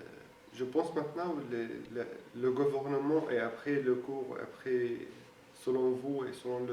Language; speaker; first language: French; non-native, fluent; Arabic